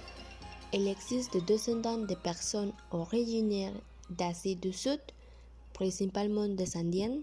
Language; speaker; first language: French; non-native, learner; Spanish